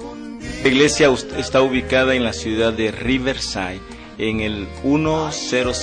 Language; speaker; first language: Spanish; native; Spanish